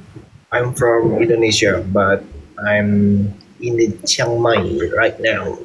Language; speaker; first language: English; non-native, learner; Indonesian